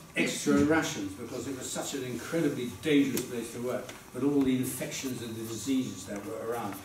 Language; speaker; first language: English; early bilingual, other home language; Dutch